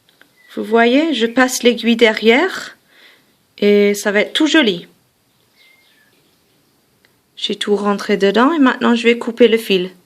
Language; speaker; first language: French; non-native, fluent; English